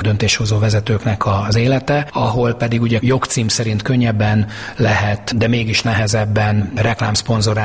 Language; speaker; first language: Hungarian; native; Hungarian